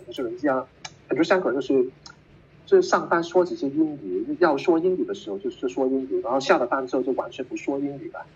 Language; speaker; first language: Chinese; non-native, local second language; Cantonese